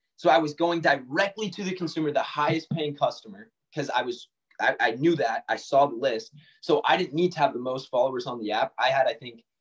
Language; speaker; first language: English; native; English